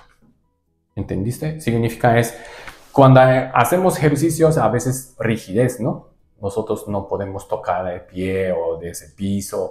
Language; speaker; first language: Spanish; non-native, learner; Japanese